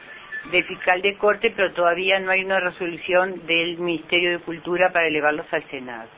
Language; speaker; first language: Spanish; native; Spanish